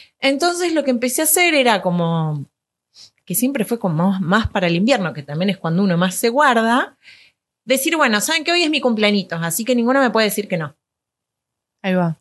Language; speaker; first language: Spanish; native; Spanish